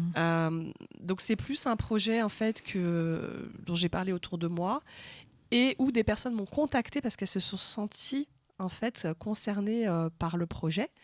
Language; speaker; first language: French; early bilingual, other home language; Arabic